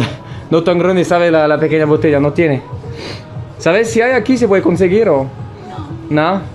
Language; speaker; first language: Spanish; non-native, learner; French